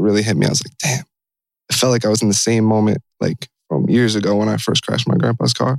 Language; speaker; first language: English; native; English